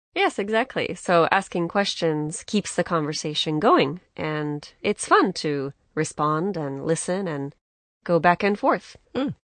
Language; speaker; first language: English; native; English